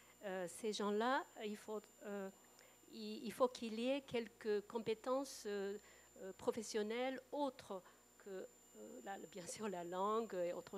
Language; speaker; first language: French; non-native, fluent; Japanese